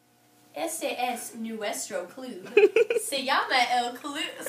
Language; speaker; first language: Spanish; non-native, learner; English